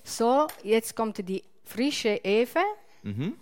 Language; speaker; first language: German; non-native, learner; Italian